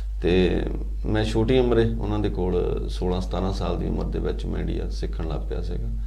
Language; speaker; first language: Punjabi; early bilingual, heritage; Punjabi